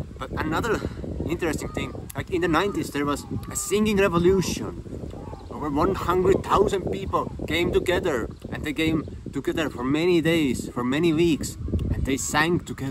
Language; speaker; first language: English; non-native, fluent; Estonian